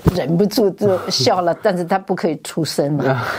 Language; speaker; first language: Chinese; non-native, fluent; Wu Chinese